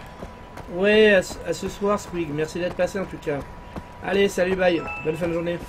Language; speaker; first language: French; native; French